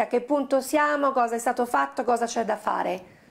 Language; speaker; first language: Italian; native; Italian